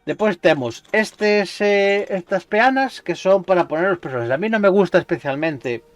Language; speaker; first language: Spanish; native; Spanish